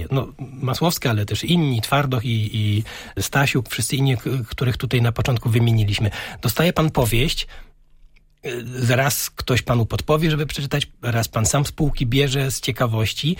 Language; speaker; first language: Polish; native; Polish